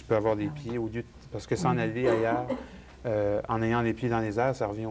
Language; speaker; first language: French; native; French